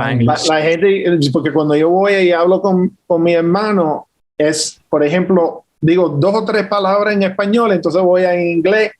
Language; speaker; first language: Spanish; early bilingual, heritage; English